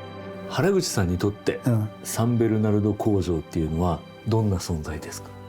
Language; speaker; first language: Japanese; native; Japanese